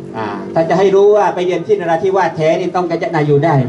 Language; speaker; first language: Thai; native; Thai